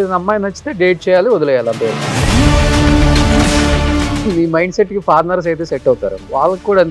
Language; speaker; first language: Telugu; native; Telugu